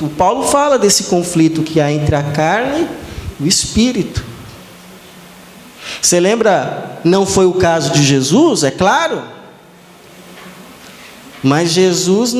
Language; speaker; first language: Portuguese; native; Portuguese